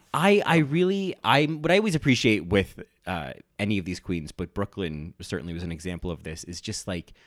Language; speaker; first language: English; native; English